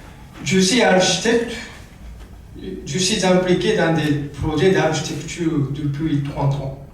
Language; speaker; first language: French; non-native, learner; Japanese